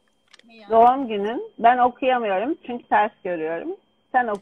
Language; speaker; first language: Turkish; native; Turkish